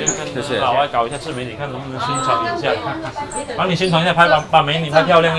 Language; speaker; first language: Chinese; native; Chinese